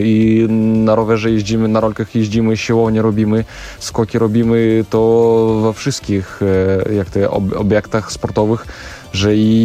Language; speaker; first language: Polish; non-native, learner; Russian